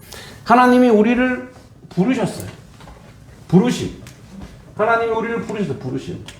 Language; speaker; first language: Korean; native; Korean